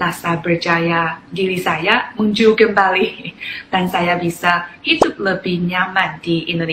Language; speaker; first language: Indonesian; non-native, fluent; Chinese